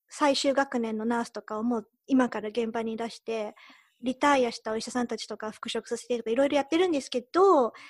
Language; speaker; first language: Japanese; early bilingual, heritage; Japanese